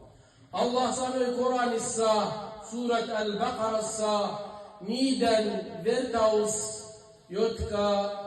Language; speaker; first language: Finnish; non-native, fluent; Arabic